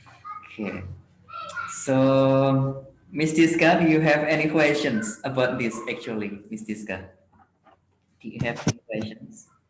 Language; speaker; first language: English; non-native, fluent; Indonesian